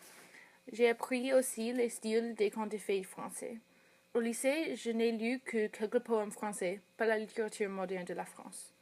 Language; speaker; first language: French; non-native, fluent; English